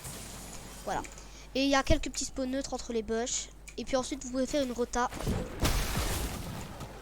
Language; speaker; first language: French; native; French